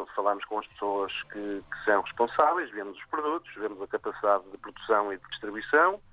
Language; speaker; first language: Portuguese; native; Portuguese